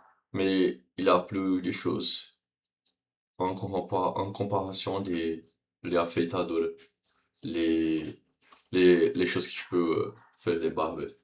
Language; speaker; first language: French; non-native, learner; Portuguese